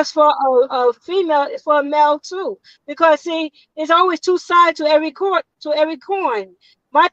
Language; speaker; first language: English; native; English